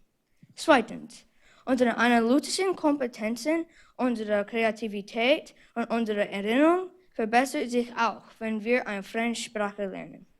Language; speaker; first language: German; non-native, learner; English